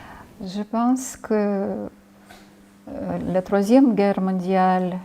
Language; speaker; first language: French; non-native, fluent; Ukrainian